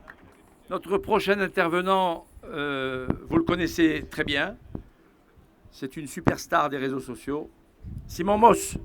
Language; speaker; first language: French; native; French